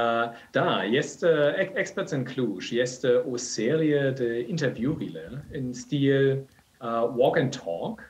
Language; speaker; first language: Romanian; non-native, learner; German